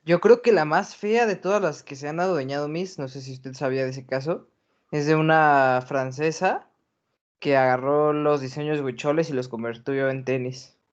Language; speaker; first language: Spanish; native; Spanish